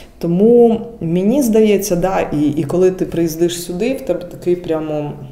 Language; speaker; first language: Ukrainian; non-native, local second language; Russian